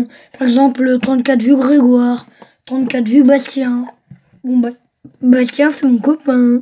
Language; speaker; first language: French; early bilingual, other home language; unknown